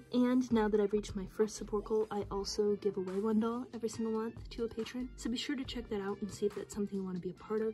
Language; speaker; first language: English; native; English